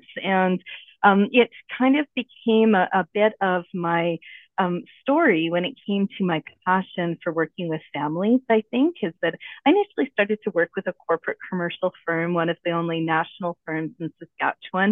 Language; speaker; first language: English; native; English